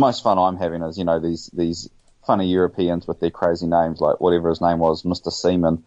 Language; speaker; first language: English; native; English